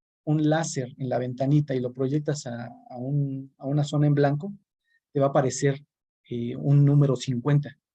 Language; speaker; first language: Spanish; native; Spanish